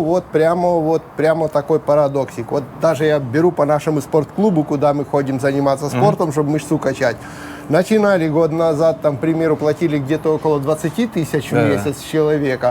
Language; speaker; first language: Russian; native; Russian